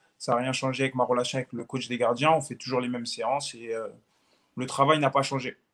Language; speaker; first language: French; native; French